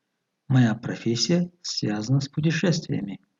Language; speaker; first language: Russian; non-native, fluent; Tajik